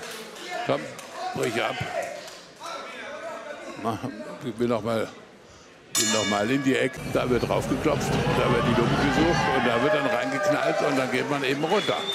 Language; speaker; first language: German; native; German